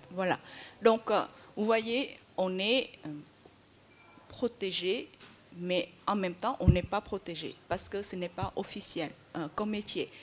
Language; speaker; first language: French; non-native, fluent; Vietnamese